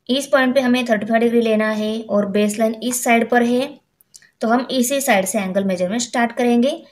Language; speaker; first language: Hindi; non-native, local second language; Marathi